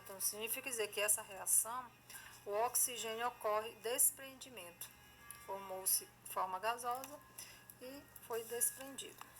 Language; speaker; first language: Portuguese; native; Portuguese